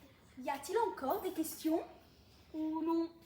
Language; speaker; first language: French; non-native, local second language; Arabic